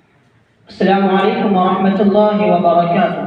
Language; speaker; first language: Arabic; non-native, learner; Urdu